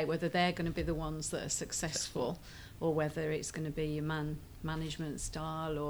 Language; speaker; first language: English; native; English